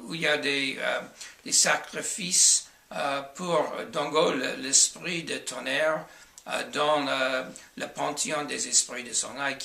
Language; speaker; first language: French; non-native, fluent; English